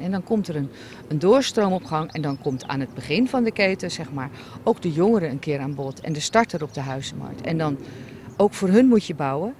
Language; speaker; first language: Dutch; native; Dutch